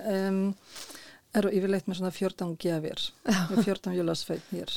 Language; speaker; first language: Icelandic; non-native, fluent; Polish